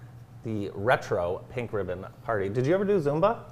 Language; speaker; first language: English; native; English